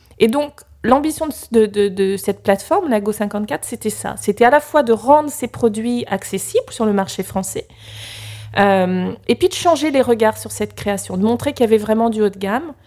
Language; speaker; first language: French; native; French